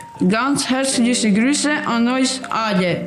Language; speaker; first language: German; early bilingual, other home language; Albanian